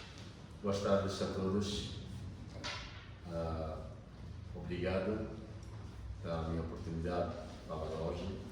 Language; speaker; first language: Portuguese; non-native, learner; Bangla